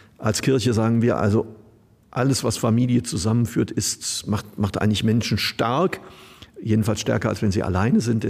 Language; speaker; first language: German; native; German